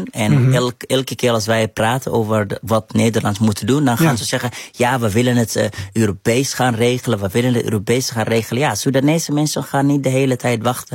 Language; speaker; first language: Dutch; non-native, fluent; Arabic